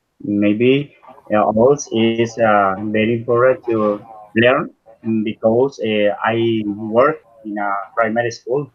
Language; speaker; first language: English; non-native, learner; Spanish